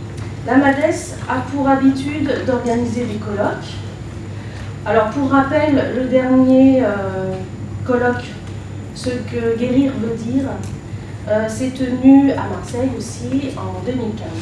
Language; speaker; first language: French; native; French